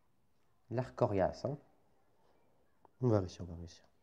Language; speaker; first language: French; native; French